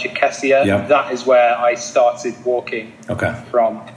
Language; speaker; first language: English; native; English